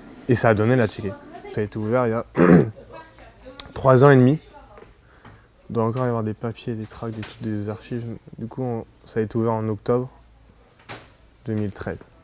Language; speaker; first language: French; native; French